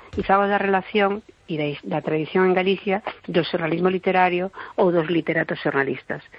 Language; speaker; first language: Galician; non-native, local second language; Spanish